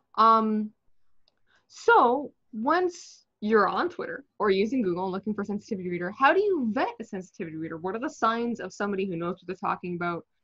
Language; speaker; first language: English; native; English